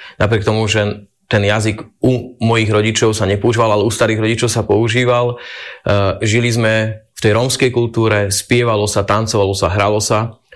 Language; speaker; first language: Slovak; native; Slovak